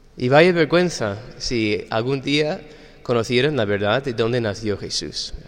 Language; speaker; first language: Spanish; non-native, fluent; English